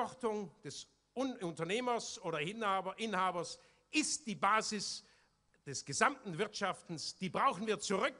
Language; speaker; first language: German; native; German